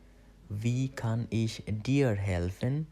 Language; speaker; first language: German; non-native, learner; Bangla